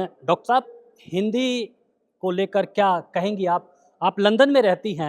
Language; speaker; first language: Hindi; native; Hindi